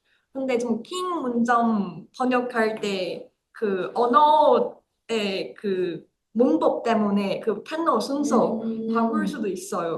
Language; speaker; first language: Korean; non-native, fluent; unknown